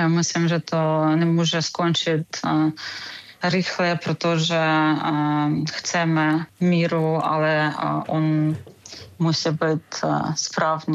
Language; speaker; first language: Czech; non-native, learner; Ukrainian